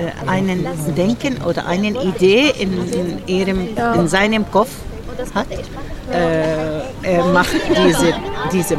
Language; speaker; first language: German; non-native, learner; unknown